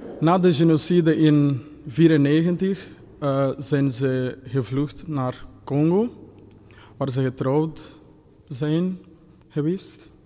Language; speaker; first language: Dutch; non-native, fluent; Kinyarwanda